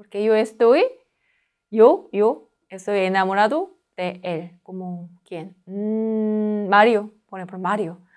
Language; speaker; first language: Spanish; non-native, learner; Korean